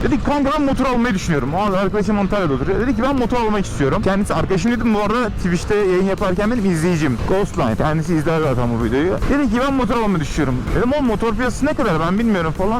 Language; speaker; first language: Turkish; native; Turkish